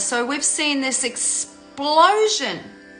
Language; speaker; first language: English; native; English